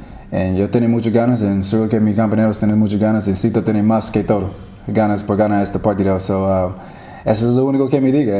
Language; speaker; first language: Spanish; non-native, learner; English